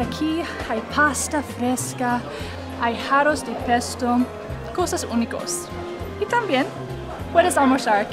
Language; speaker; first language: Spanish; non-native, fluent; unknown